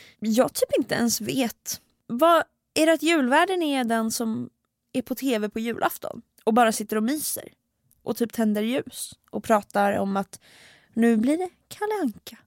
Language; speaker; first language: Swedish; early bilingual, other home language; Finnish